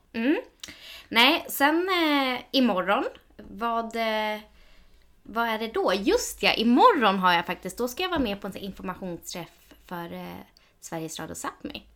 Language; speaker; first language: Swedish; native; Swedish